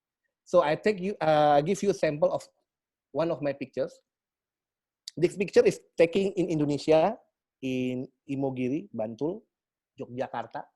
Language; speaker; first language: English; non-native, learner; Indonesian